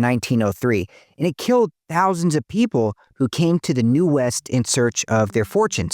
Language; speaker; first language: English; native; English